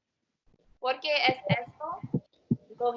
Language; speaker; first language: Spanish; non-native, learner; English